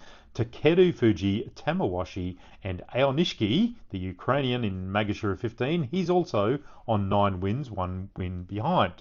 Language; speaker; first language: English; native; English